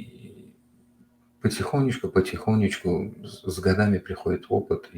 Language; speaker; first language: Russian; non-native, local second language; Uzbek